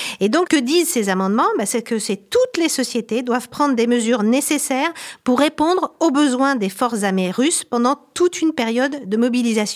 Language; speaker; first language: French; native; French